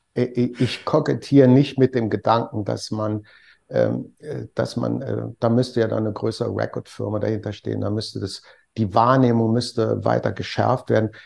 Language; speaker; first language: German; native; German